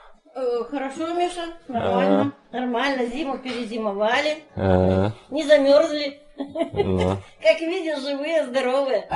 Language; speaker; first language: Russian; native; Russian